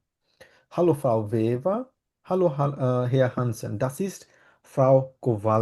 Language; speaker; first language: German; non-native, fluent; Bangla